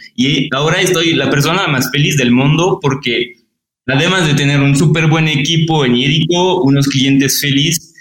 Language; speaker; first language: Spanish; non-native, fluent; French